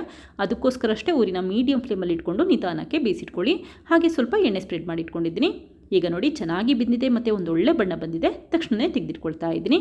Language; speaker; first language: Kannada; native; Kannada